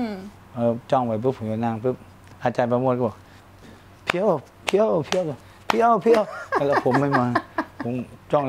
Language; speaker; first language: Thai; native; Thai